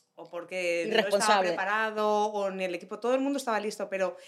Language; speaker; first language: Spanish; native; Spanish